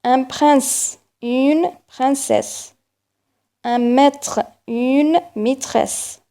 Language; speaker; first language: French; non-native, local second language; Arabic